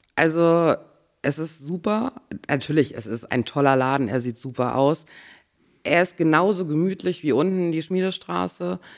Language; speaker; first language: German; native; German